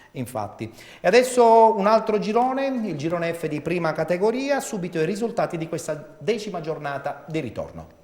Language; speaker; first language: Italian; native; Italian